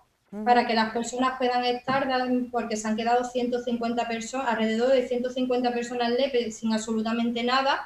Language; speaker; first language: Spanish; native; Spanish